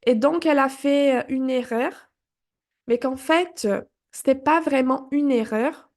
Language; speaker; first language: French; non-native, fluent; Portuguese